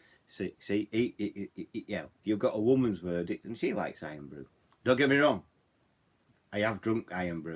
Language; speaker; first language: English; native; English